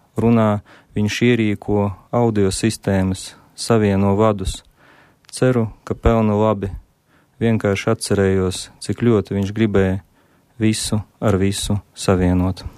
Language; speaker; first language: Latvian; non-native, local second language; Russian